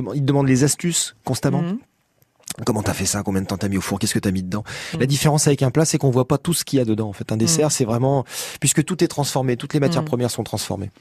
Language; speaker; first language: French; native; French